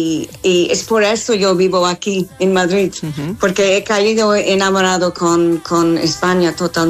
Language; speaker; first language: Spanish; non-native, fluent; English